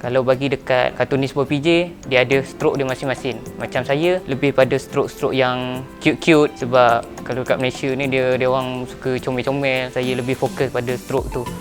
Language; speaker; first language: Malay; native; Malay